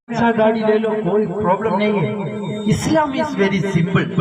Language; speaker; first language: Hindi; non-native, learner; Malayalam